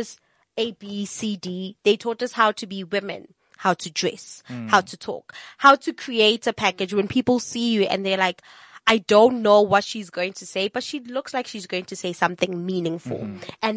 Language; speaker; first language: English; non-native, local second language; Tswana